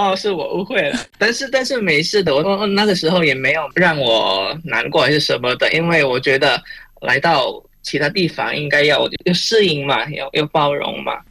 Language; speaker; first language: Chinese; non-native, fluent; Indonesian